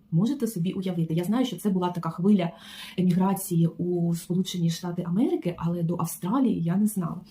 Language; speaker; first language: Ukrainian; non-native, local second language; Russian